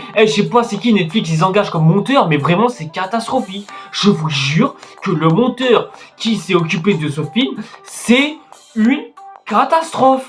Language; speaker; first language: French; native; French